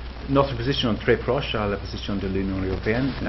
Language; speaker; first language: French; non-native, fluent; English